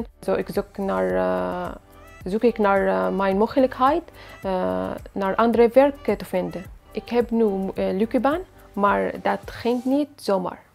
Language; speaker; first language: Dutch; non-native, learner; Arabic